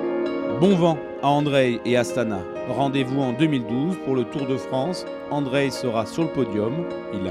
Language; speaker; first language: French; native; French